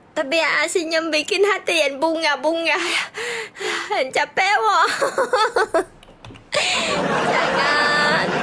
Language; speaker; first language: Indonesian; non-native, learner; Vietnamese